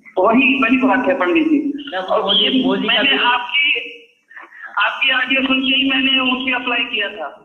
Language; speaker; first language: Hindi; native; Hindi